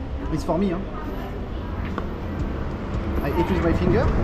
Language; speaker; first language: English; non-native, learner; French